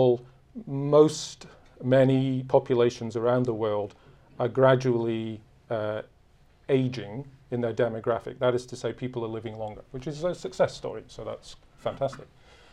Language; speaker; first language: English; native; English